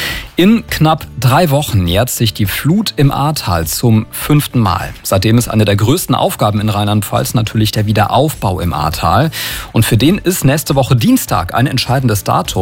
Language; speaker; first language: German; native; German